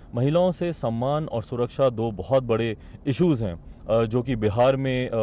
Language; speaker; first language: Hindi; native; Hindi